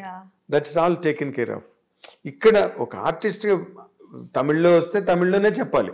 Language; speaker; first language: Telugu; native; Telugu